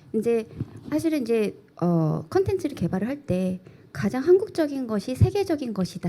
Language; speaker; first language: Korean; native; Korean